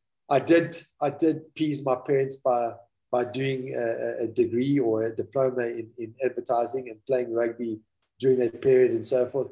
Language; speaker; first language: English; native; English